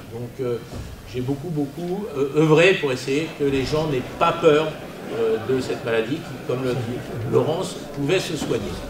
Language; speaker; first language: French; native; French